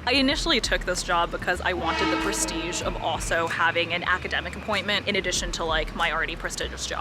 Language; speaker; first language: English; early bilingual, other home language; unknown